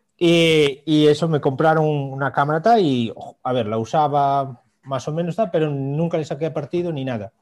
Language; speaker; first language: Spanish; native; Spanish